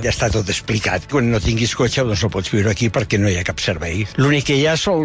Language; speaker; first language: Catalan; native; Catalan